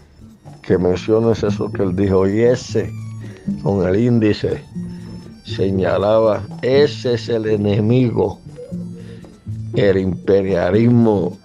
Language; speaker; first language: Spanish; native; Spanish